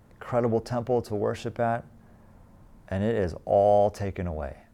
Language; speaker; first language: English; native; English